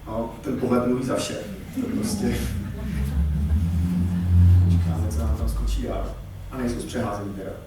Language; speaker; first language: Czech; native; Czech